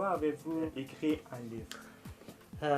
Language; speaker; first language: French; non-native, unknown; Persian